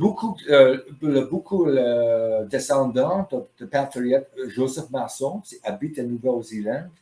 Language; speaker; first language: French; non-native, learner; English